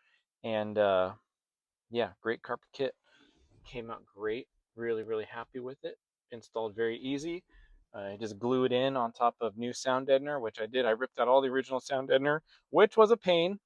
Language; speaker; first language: English; native; English